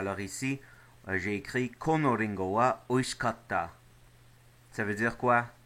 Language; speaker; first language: French; non-native, fluent; English